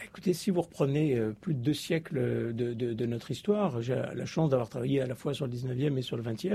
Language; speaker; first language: French; native; French